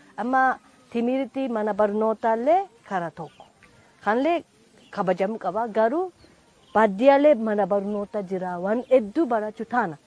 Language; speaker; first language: Oromo; non-native, fluent; Japanese